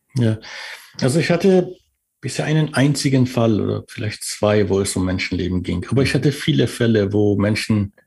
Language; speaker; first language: German; non-native, fluent; Persian